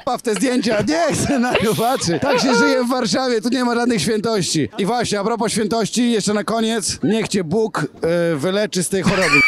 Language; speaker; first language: Polish; native; Polish